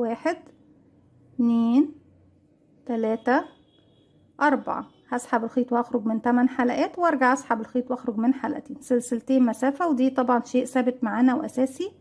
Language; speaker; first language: Arabic; native; Arabic